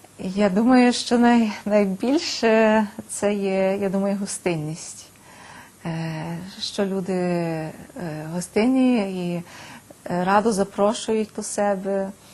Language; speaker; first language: Ukrainian; early bilingual, heritage; Ukrainian